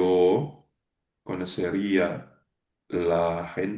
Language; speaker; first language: Spanish; non-native, learner; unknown